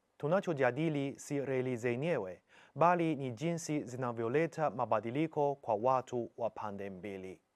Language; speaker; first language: Swahili; non-native, fluent; Chinese